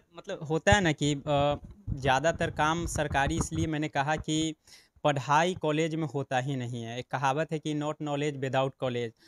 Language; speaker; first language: Hindi; native; Hindi